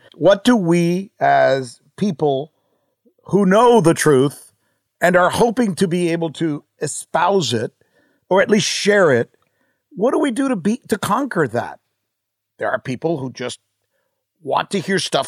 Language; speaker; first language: English; early bilingual, other home language; Spanish